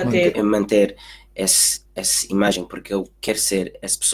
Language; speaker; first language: Portuguese; early bilingual, heritage; Portuguese